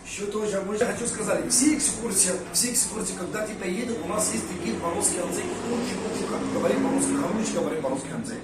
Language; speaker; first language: Russian; non-native, learner; Arabic